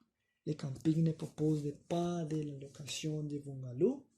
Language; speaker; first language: French; non-native, learner; Spanish